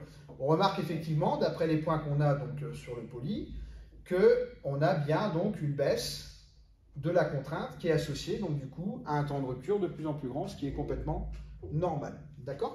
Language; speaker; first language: French; native; French